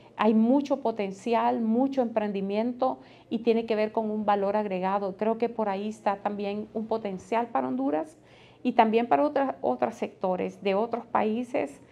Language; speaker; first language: Spanish; native; Spanish